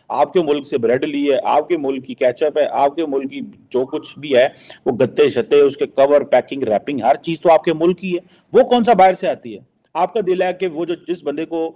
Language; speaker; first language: Urdu; non-native, local second language; Punjabi